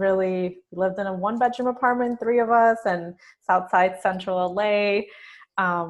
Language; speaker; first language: English; non-native, fluent; Spanish